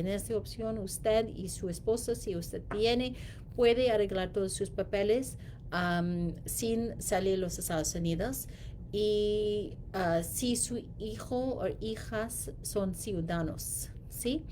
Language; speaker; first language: Spanish; non-native, learner; English